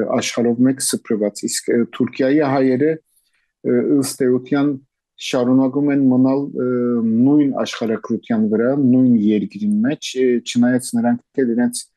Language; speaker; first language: Armenian; early bilingual, heritage; Armenian